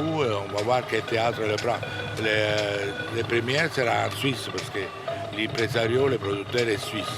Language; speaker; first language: French; non-native, fluent; Italian